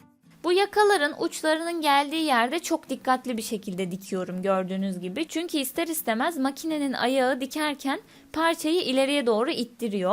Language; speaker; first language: Turkish; native; Turkish